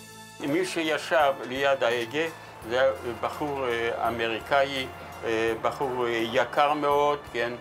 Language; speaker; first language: Hebrew; non-native, fluent; Yiddish